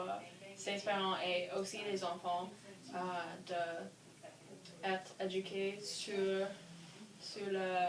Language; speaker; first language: French; non-native, learner; English